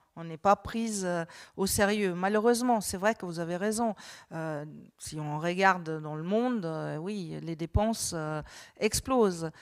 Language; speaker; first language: French; non-native, fluent; German